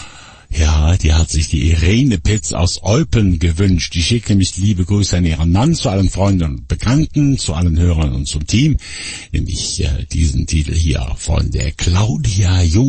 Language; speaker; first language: German; native; German